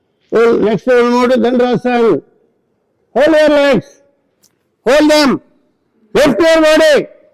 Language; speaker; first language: English; non-native, local second language; Telugu